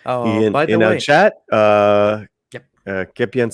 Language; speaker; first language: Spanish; early bilingual, heritage; English